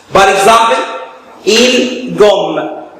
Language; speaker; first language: French; non-native, fluent; Arabic